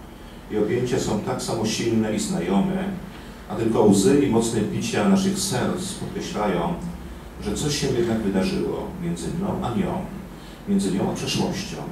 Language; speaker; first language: Polish; native; Polish